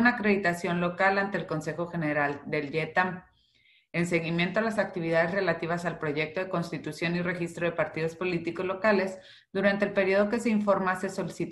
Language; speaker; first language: Spanish; native; Spanish